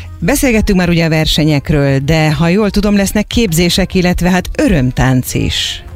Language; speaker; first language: Hungarian; native; Hungarian